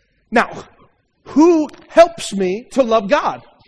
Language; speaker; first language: English; native; English